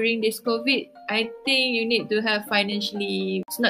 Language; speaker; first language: English; non-native, local second language; Malay